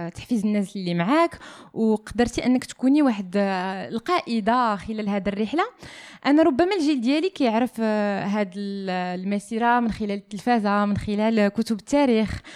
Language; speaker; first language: Arabic; native; Arabic